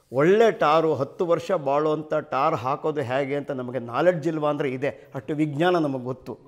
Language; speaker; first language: Kannada; native; Kannada